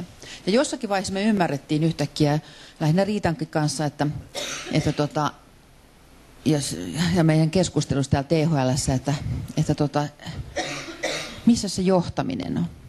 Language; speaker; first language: Finnish; native; Finnish